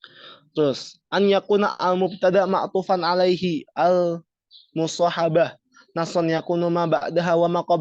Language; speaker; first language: Arabic; non-native, learner; Indonesian